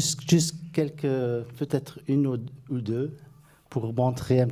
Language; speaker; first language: French; non-native, fluent; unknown